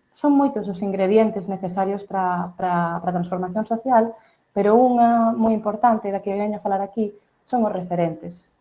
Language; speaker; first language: Galician; early bilingual, heritage; Catalan